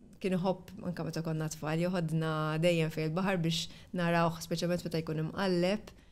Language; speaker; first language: Maltese; native; Maltese